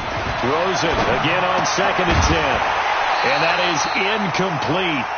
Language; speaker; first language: English; native; English